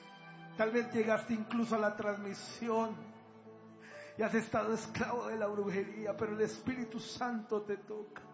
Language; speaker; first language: Spanish; native; Spanish